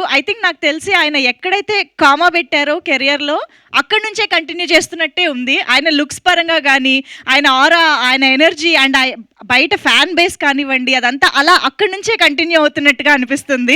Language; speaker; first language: Telugu; native; Telugu